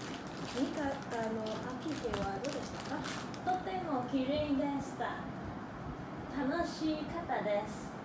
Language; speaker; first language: Japanese; non-native, learner; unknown